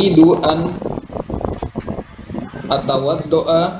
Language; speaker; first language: Arabic; non-native, fluent; Malay